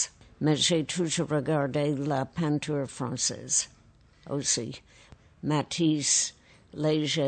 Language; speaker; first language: French; non-native, fluent; English